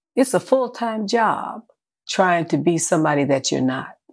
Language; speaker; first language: English; native; English